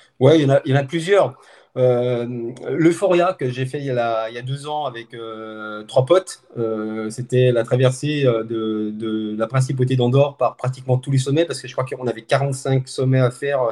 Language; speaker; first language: French; native; French